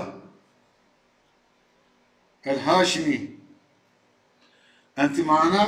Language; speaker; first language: Arabic; non-native, fluent; Turkish